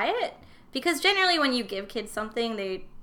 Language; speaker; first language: English; native; English